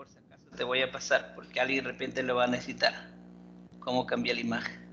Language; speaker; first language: Spanish; native; Spanish